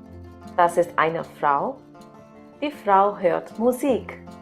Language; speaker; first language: German; non-native, fluent; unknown